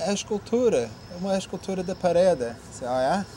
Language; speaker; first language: Portuguese; non-native, fluent; English